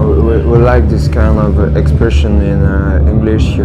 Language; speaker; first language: English; non-native, learner; French